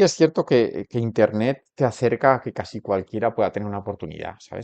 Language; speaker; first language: Spanish; native; Spanish